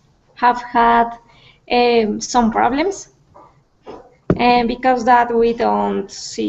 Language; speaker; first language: English; non-native, learner; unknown